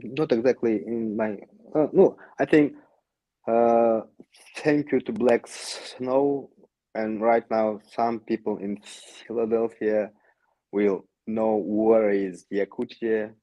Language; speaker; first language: English; non-native, learner; Yakut